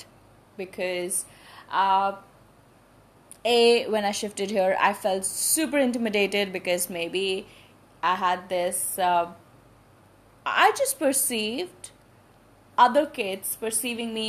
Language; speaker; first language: English; non-native, local second language; Hindi